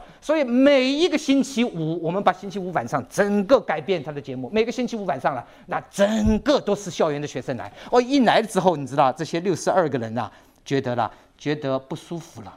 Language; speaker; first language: Chinese; native; Chinese